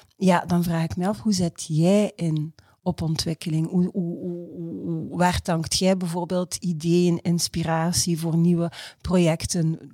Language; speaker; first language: Dutch; native; Dutch